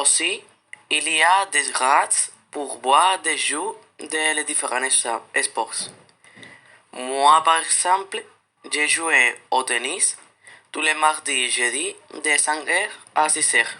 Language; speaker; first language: French; non-native, learner; Spanish